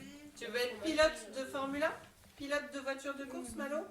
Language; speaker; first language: French; native; French